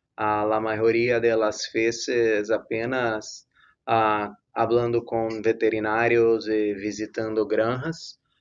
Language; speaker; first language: Spanish; non-native, fluent; Portuguese